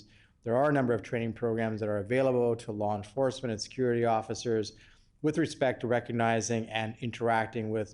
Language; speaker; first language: English; native; English